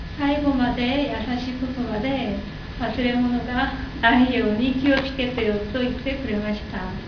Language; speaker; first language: Japanese; non-native, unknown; Korean